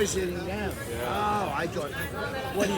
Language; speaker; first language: English; native; English